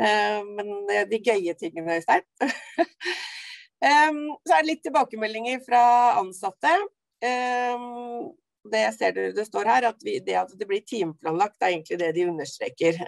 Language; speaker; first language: Norwegian; native; Norwegian